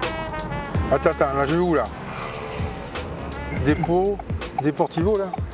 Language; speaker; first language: French; native; French